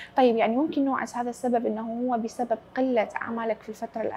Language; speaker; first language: Arabic; native; Arabic